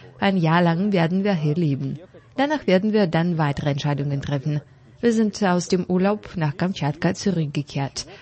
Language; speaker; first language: German; non-native, fluent; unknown